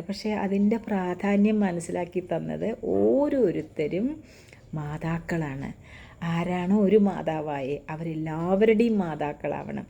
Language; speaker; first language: Malayalam; native; Malayalam